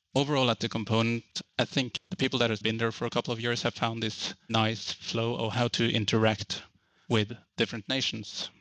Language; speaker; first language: English; non-native, fluent; Norwegian